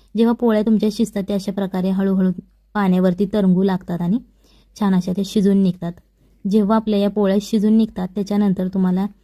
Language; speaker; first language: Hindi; non-native, local second language; Marathi